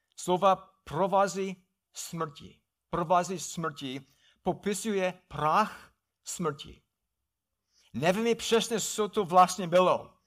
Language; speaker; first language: Czech; non-native, fluent; English